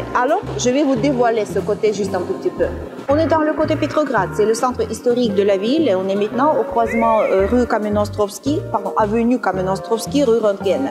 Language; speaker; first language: French; non-native, fluent; Russian